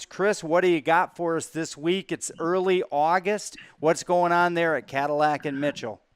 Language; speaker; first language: English; native; English